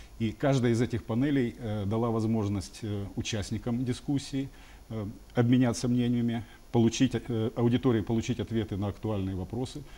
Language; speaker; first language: Russian; native; Russian